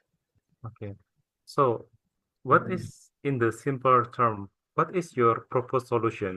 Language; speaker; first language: English; non-native, fluent; Indonesian